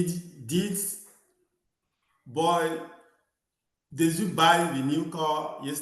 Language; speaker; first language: English; non-native, learner; French